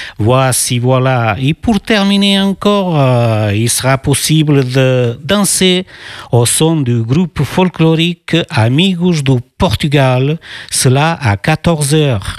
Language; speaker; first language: French; early bilingual, other home language; Portuguese